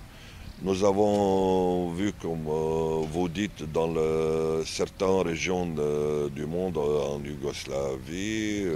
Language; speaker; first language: French; non-native, learner; Arabic